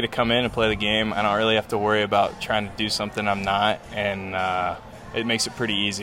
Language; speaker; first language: English; native; English